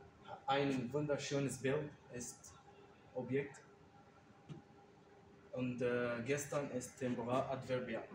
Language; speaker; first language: German; non-native, learner; Arabic